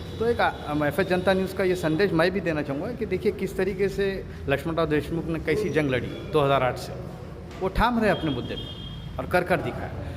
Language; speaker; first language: Hindi; non-native, local second language; Urdu